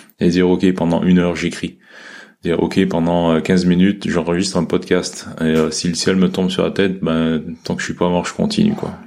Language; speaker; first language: French; native; French